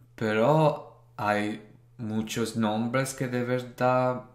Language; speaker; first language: Spanish; non-native, fluent; Italian